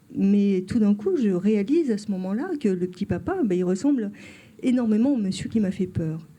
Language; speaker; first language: French; early bilingual, other home language; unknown